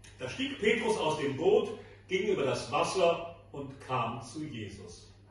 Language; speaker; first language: German; native; German